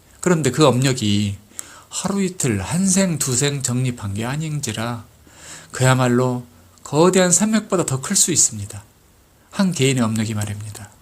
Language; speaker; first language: Korean; native; Korean